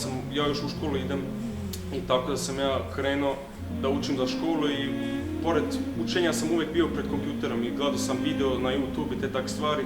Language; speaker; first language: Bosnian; early bilingual, heritage; Bosnian